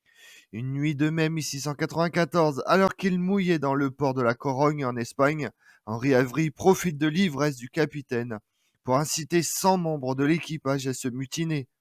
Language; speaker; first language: French; native; French